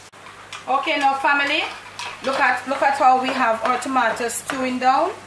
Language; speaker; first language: English; native; English